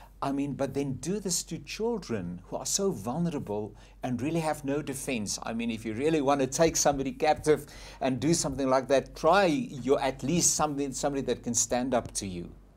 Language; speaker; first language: English; non-native, local second language; Afrikaans